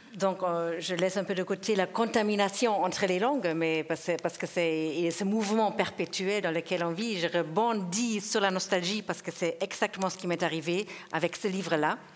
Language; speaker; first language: French; non-native, fluent; German